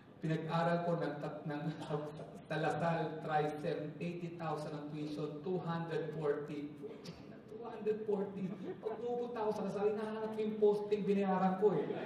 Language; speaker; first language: Filipino; native; Filipino